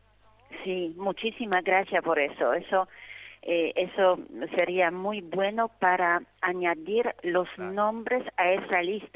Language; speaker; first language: Spanish; non-native, fluent; Polish